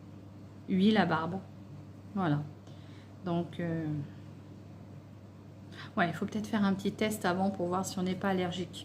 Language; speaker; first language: French; native; French